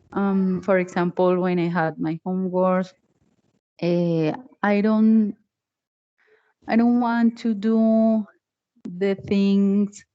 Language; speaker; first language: English; non-native, learner; Spanish